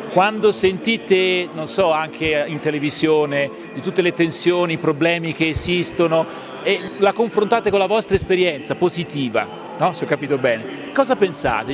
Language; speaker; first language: Italian; native; Italian